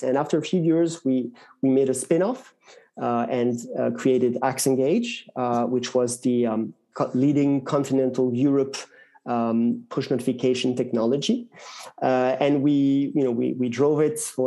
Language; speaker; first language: English; non-native, fluent; French